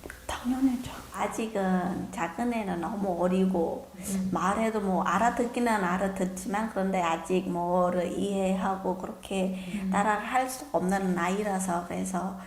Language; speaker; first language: Korean; non-native, fluent; Khmer